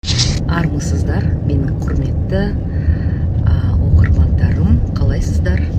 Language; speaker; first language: Kazakh; non-native, local second language; Russian